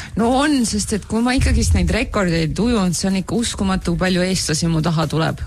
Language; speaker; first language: Estonian; native; Estonian